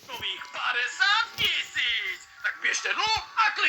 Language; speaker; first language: Czech; native; Czech